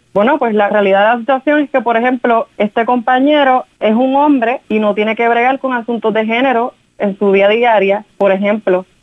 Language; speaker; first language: Spanish; native; Spanish